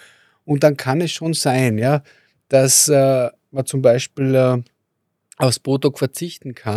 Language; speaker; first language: German; native; German